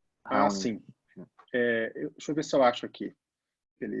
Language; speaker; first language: Portuguese; native; Portuguese